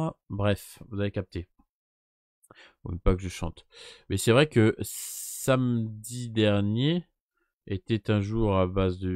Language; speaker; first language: French; native; French